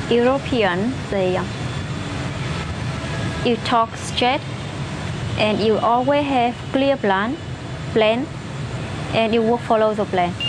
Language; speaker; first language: English; non-native, fluent; Vietnamese